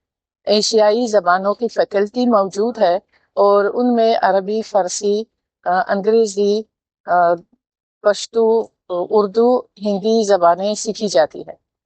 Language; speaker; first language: Hindi; non-native, fluent; Tajik